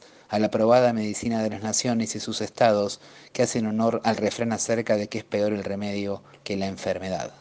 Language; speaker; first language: Spanish; native; Spanish